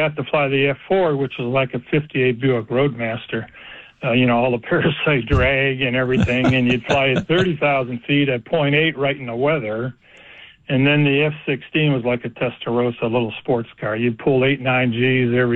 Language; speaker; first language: English; native; English